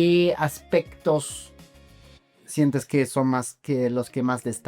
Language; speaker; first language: Spanish; non-native, fluent; German